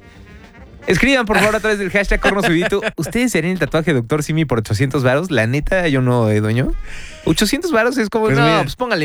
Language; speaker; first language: Spanish; native; Spanish